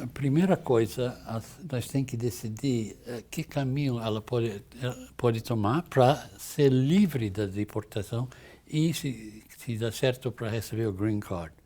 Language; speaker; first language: Portuguese; non-native, fluent; English